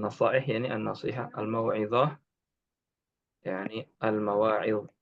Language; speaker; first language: Arabic; non-native, fluent; Indonesian